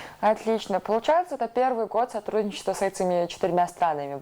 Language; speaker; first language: Russian; native; Russian